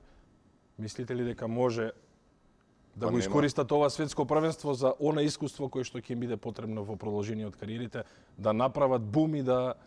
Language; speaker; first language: Macedonian; native; Macedonian